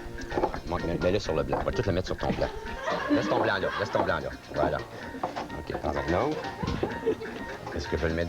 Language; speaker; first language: French; native; French